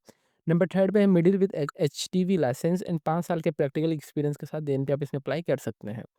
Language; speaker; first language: Hindi; non-native, local second language; Punjabi